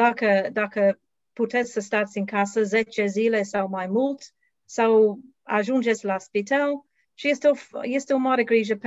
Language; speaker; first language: Romanian; non-native, learner; English